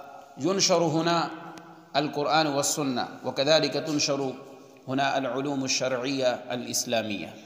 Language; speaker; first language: Arabic; non-native, fluent; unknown